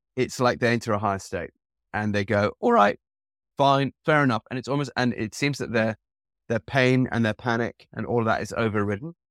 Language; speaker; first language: English; native; English